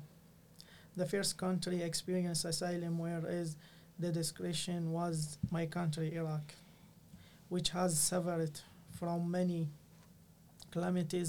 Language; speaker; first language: English; non-native, learner; Arabic